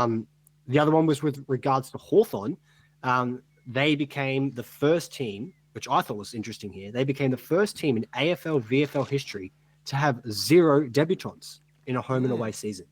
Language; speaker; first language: English; native; English